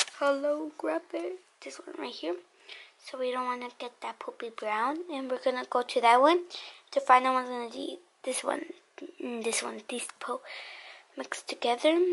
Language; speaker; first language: English; early bilingual, other home language; Spanish